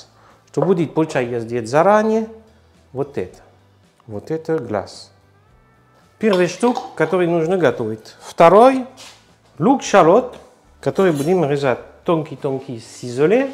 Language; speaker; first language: Russian; non-native, learner; French